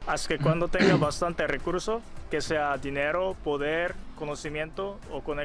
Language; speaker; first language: Spanish; non-native, fluent; Japanese